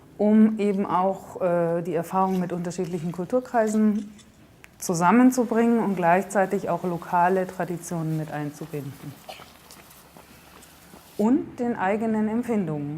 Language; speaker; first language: German; native; German